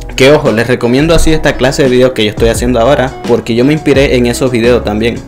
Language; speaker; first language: Spanish; native; Spanish